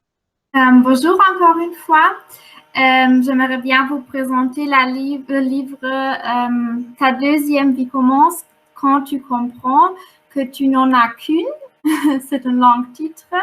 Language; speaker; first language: French; non-native, fluent; German